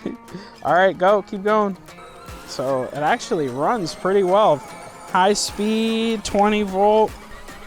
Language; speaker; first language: English; native; English